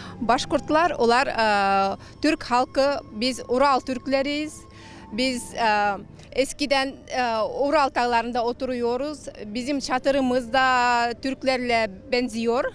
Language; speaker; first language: Turkish; non-native, learner; Bashkir